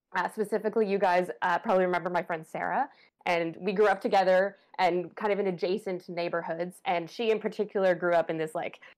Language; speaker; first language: English; native; English